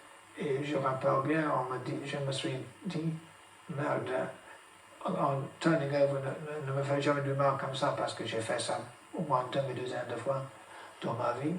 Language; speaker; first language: French; non-native, fluent; English